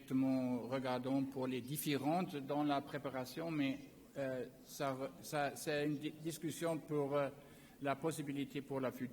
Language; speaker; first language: French; non-native, learner; German